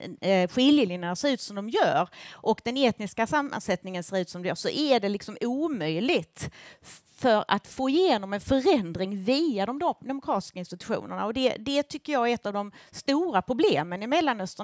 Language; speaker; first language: Swedish; native; Swedish